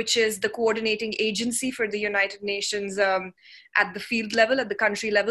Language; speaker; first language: English; non-native, local second language; Hindi